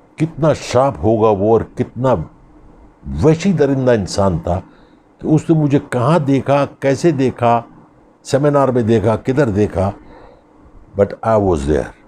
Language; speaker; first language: Urdu; native; Urdu